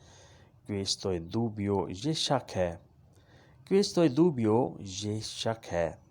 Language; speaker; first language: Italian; non-native, learner; Urdu